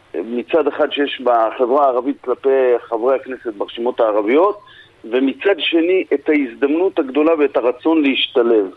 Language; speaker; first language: Hebrew; native; Hebrew